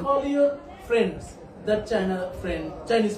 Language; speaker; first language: English; non-native, fluent; Bangla